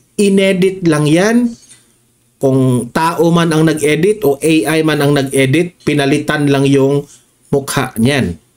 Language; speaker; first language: Filipino; non-native, local second language; Cebuano